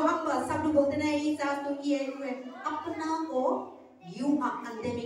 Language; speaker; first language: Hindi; non-native, local second language; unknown